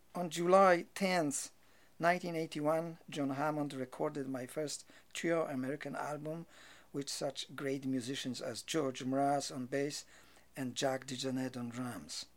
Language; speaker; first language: English; non-native, fluent; Polish